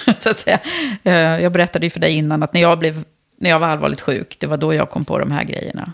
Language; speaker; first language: Swedish; native; Swedish